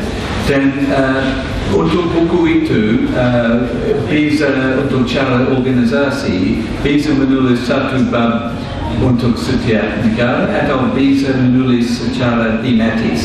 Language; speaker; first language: Indonesian; non-native, fluent; English